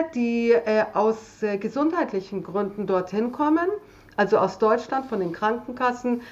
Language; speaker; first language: German; native; German